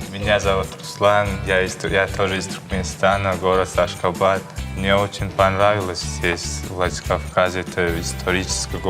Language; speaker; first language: Russian; non-native, learner; Turkmen